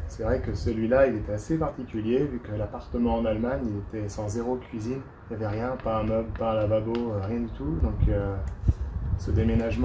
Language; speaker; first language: French; native; French